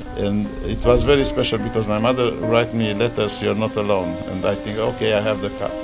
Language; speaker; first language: English; non-native, learner; Hungarian